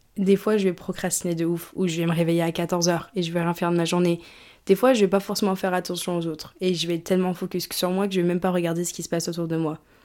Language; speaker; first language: French; early bilingual, other home language; English